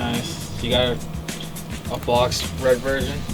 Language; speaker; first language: English; native; English